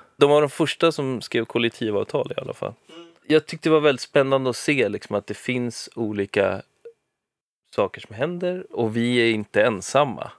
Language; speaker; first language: Swedish; native; Swedish